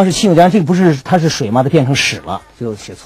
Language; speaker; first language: Chinese; native; Chinese